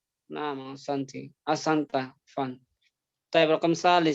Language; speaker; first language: Arabic; non-native, fluent; Indonesian